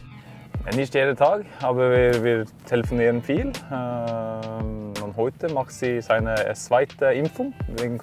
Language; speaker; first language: German; non-native, fluent; Norwegian